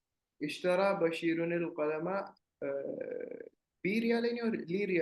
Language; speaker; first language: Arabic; non-native, learner; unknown